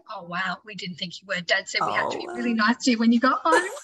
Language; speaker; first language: English; native; English